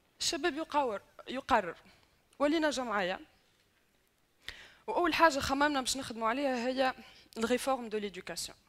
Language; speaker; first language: Arabic; native; Arabic